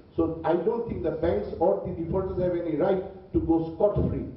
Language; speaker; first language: English; non-native, local second language; Bangla